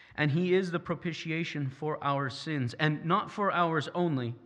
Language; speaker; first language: English; native; English